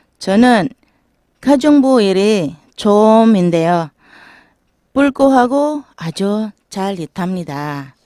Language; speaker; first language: Korean; non-native, learner; Filipino